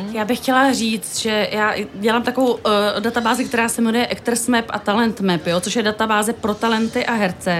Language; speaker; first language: Czech; native; Czech